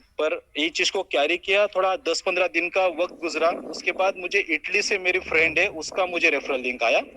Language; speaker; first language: Hindi; non-native, local second language; Marathi